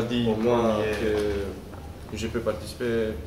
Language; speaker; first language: French; non-native, learner; Romanian